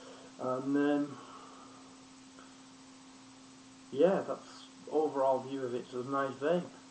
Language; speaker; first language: English; native; English